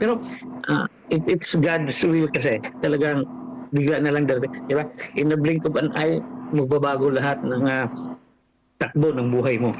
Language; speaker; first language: Filipino; non-native, local second language; Cebuano